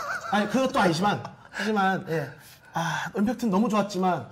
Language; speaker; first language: Korean; native; Korean